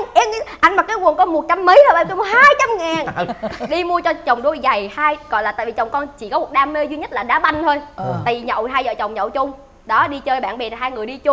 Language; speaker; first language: Vietnamese; native; Vietnamese